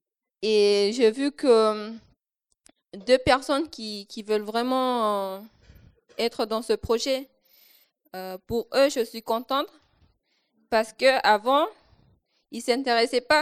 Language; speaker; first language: French; non-native, local second language; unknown